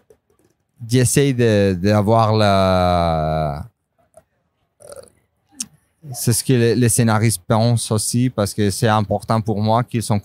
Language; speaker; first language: French; non-native, fluent; Spanish